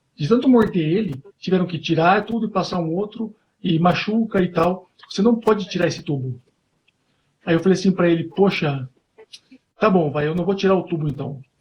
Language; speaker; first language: Portuguese; native; Portuguese